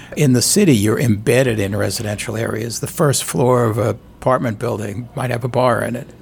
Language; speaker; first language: English; native; English